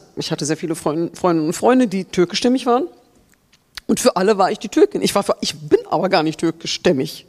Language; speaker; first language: German; native; German